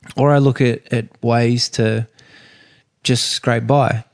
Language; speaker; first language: English; native; English